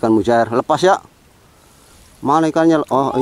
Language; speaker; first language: Indonesian; native; Indonesian